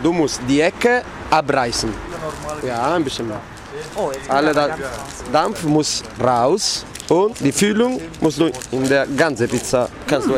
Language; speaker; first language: German; non-native, fluent; Italian